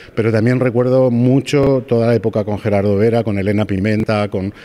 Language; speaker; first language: Spanish; native; Spanish